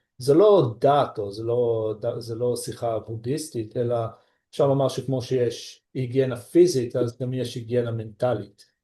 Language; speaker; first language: Hebrew; native; Hebrew